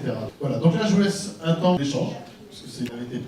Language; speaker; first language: French; native; French